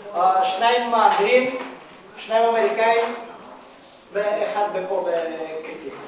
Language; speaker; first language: Hebrew; non-native, learner; Greek